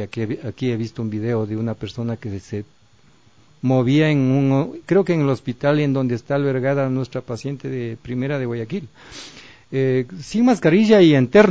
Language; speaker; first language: Spanish; native; Spanish